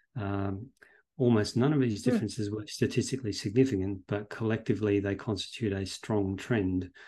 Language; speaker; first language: English; native; English